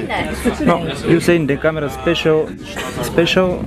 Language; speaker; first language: English; non-native, learner; Russian